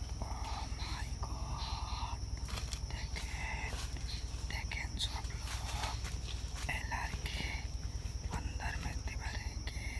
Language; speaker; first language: Hindi; non-native, learner; Bangla